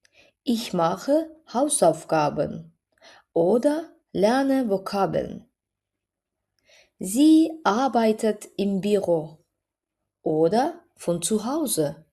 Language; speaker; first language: German; non-native, fluent; Azerbaijani